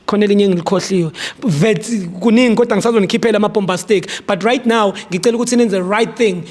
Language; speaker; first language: Zulu; native; Zulu